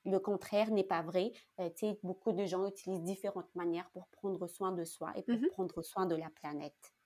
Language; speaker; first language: French; non-native, local second language; Malagasy